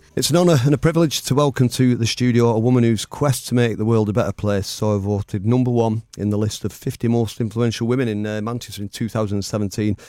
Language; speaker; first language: English; native; English